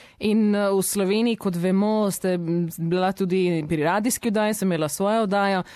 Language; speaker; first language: Slovenian; early bilingual, heritage; Slovenian